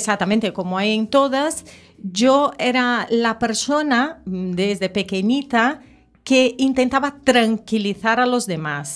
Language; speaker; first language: Spanish; native; Spanish